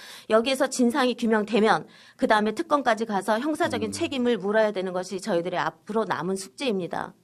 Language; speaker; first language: Korean; native; Korean